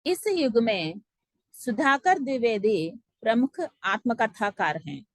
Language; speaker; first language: Hindi; non-native, local second language; Telugu